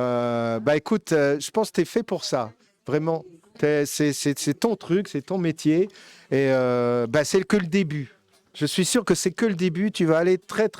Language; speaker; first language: French; native; French